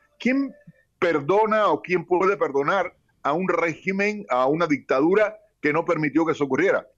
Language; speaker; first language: Spanish; native; Spanish